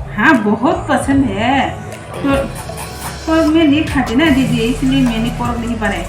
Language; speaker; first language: Hindi; non-native, local second language; Bangla